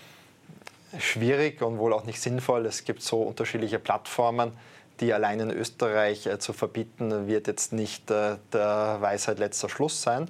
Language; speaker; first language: German; native; German